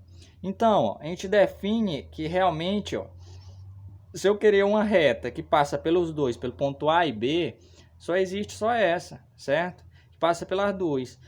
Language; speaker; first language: Portuguese; native; Portuguese